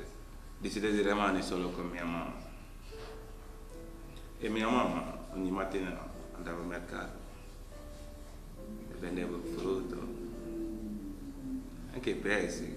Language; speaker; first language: Italian; non-native, learner; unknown